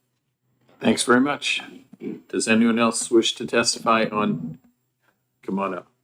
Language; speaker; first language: English; native; English